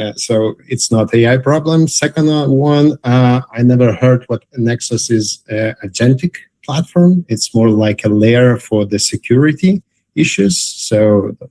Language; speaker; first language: English; non-native, fluent; Lithuanian